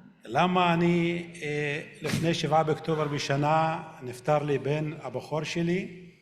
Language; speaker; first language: Hebrew; non-native, local second language; Arabic